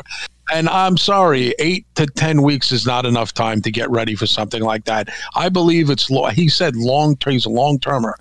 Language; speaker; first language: English; native; English